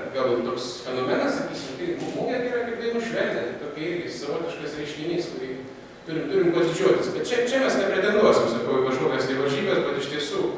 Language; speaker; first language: Lithuanian; native; Lithuanian